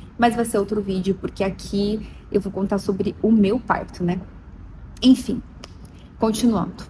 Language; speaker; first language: Portuguese; native; Portuguese